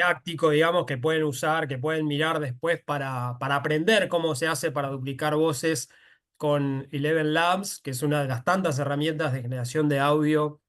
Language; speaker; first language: Spanish; native; Spanish